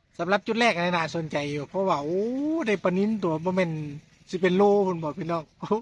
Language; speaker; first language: Thai; non-native, local second language; Northeastern Thai